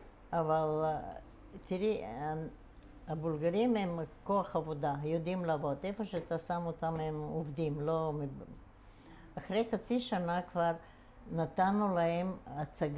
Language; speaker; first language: Hebrew; non-native, fluent; Bulgarian